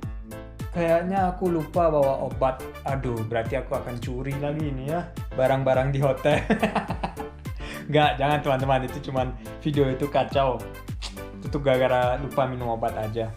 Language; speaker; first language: Indonesian; early bilingual, heritage; German